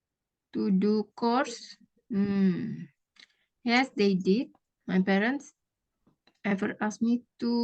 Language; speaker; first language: English; non-native, fluent; Indonesian